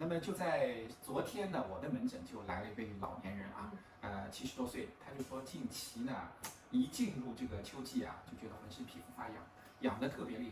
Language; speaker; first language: Chinese; native; Chinese